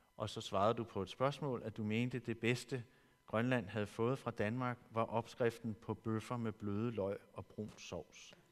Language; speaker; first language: Danish; native; Danish